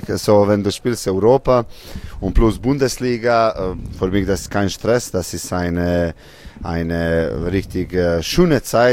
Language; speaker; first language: German; non-native, fluent; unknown